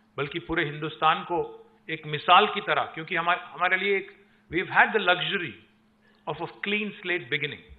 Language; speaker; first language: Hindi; non-native, local second language; Telugu